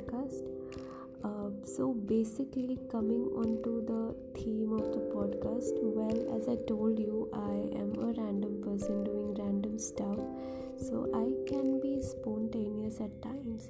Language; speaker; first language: English; non-native, local second language; Hindi